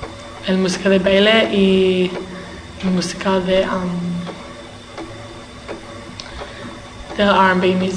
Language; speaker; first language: Spanish; early bilingual, heritage; English